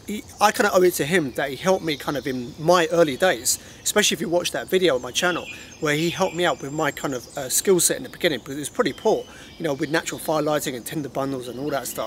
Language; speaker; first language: English; native; English